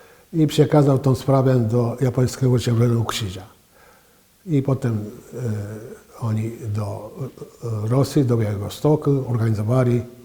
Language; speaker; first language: Polish; non-native, fluent; Japanese